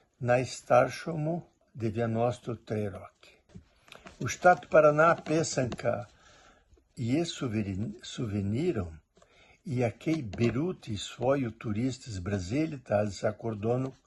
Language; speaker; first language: Ukrainian; early bilingual, heritage; Portuguese